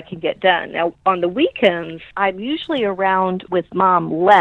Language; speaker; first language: English; native; English